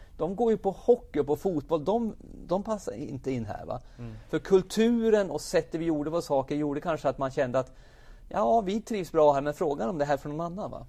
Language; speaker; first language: Swedish; native; Swedish